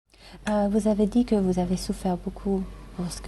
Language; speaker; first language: French; non-native, fluent; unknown